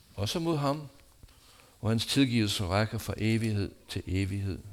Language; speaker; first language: Danish; non-native, fluent; English